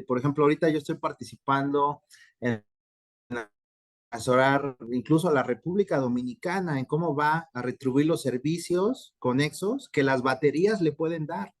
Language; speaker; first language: Spanish; native; Spanish